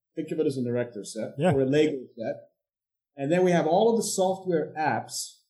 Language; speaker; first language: English; non-native, fluent; Arabic